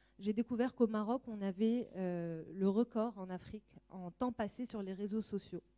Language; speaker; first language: French; non-native, local second language; Arabic